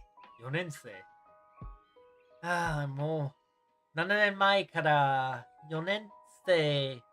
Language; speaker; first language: Japanese; non-native, learner; English